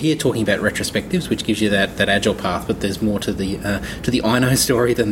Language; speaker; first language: English; native; English